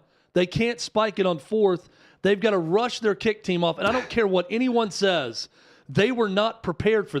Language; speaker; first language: English; native; English